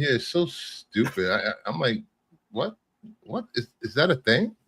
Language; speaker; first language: English; native; English